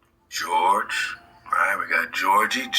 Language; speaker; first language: English; native; English